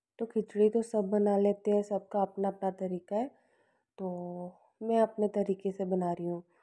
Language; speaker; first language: Hindi; non-native, local second language; Punjabi